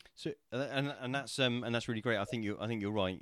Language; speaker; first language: English; native; English